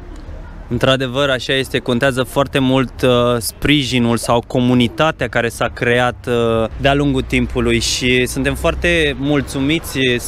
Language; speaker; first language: Romanian; native; Romanian